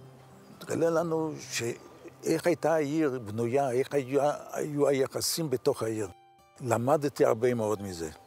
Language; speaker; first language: Hebrew; non-native, fluent; Yiddish